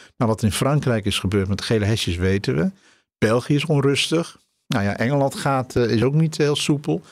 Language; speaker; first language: Dutch; native; Dutch